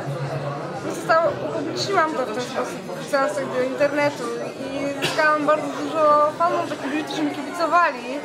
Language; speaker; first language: Polish; native; Polish